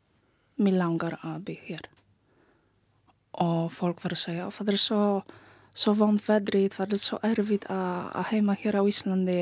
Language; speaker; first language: Icelandic; non-native, learner; Polish